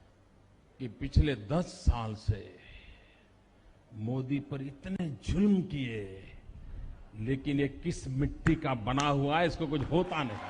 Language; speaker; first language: Hindi; non-native, local second language; Gujarati